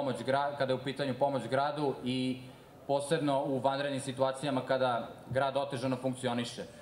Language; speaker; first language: Serbian; native; Serbian